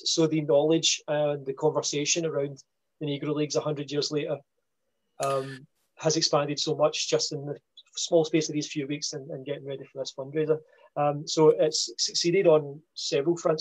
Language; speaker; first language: English; native; English